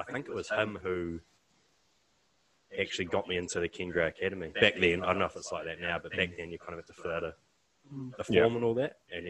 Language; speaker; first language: English; native; English